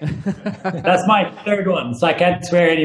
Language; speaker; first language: English; native; English